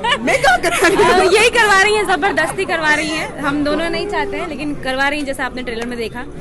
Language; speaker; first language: Hindi; native; Hindi